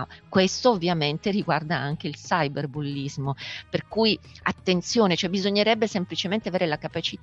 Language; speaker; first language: Italian; native; Italian